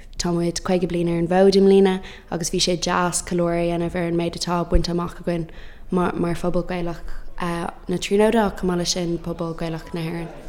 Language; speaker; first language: Irish; native; Irish